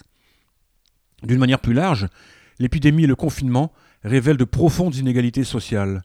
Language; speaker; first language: French; native; French